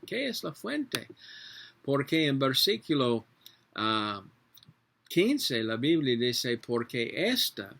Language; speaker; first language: Spanish; non-native, learner; English